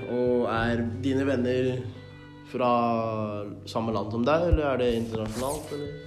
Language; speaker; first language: Norwegian; early bilingual, other home language; Thai